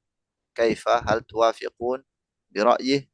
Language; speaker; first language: Arabic; non-native, fluent; Indonesian